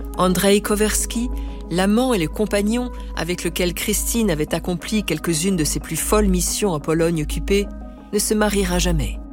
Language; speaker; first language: French; native; French